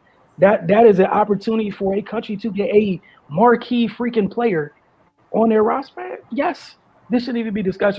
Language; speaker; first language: English; native; English